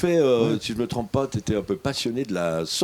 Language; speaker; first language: French; native; French